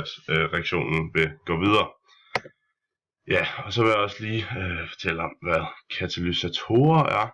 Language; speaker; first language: Danish; native; Danish